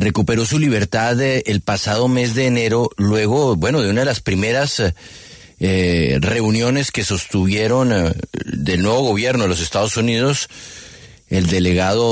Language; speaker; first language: Spanish; native; Spanish